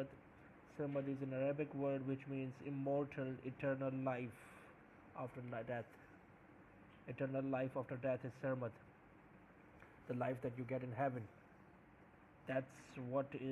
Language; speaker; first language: English; non-native, local second language; Urdu